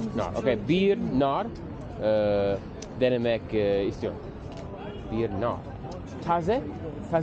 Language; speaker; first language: Turkish; non-native, learner; English